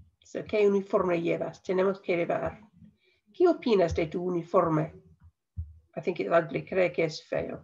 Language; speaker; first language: Spanish; non-native, fluent; English